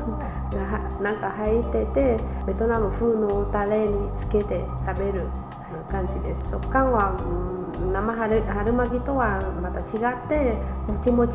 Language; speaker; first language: Japanese; non-native, fluent; Vietnamese